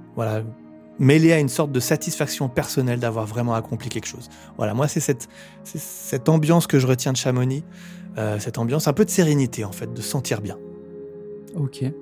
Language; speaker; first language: French; native; French